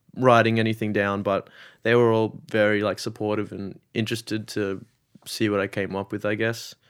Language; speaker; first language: English; native; English